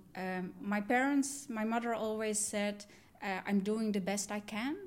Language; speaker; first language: English; non-native, fluent; Dutch